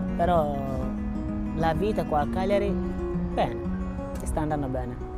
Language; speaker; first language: Italian; non-native, learner; Wolof